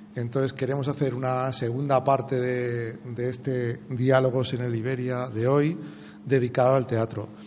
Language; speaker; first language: Spanish; native; Spanish